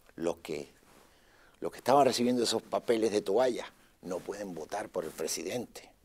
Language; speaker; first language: Spanish; native; Spanish